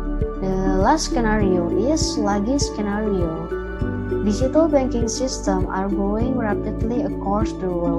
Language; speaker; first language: English; non-native, learner; Indonesian